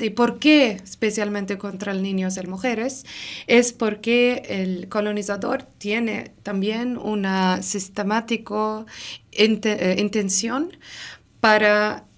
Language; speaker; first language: Spanish; non-native, learner; Arabic